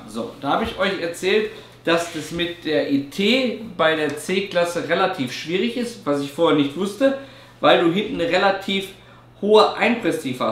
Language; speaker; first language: German; native; German